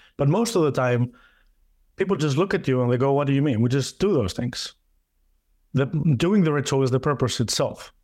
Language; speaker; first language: English; non-native, fluent; Greek